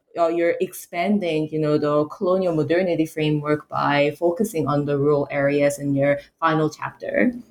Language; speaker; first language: English; native; English